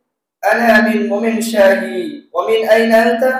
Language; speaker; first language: Arabic; non-native, learner; Bangla